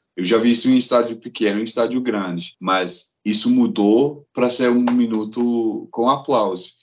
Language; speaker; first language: Portuguese; non-native, fluent; English